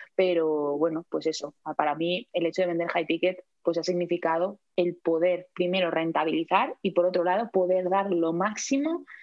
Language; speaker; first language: Spanish; native; Spanish